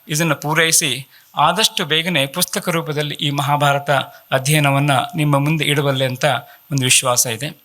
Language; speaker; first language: Kannada; native; Kannada